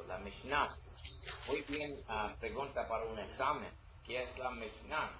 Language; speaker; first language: Spanish; non-native, learner; English